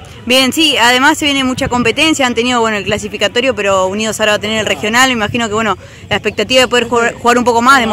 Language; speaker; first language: Spanish; native; Spanish